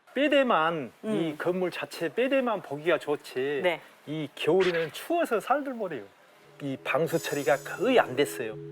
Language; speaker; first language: Korean; native; Korean